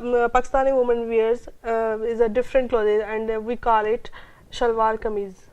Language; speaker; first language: English; non-native, local second language; Urdu